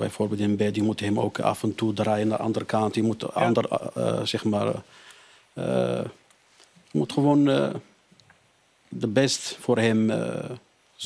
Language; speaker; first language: Dutch; non-native, learner; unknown